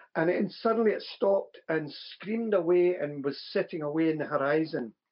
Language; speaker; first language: English; native; English